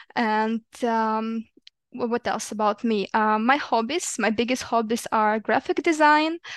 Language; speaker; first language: English; non-native, fluent; Ukrainian